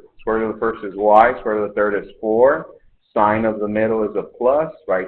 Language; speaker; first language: English; native; English